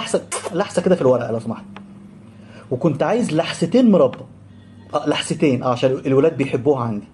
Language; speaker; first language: Arabic; native; Arabic